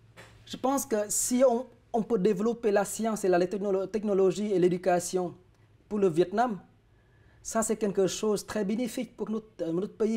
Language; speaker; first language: French; non-native, fluent; Vietnamese